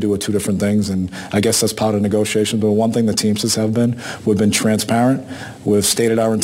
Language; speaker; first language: English; native; English